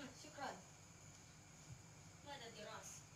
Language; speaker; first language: Arabic; non-native, learner; Indonesian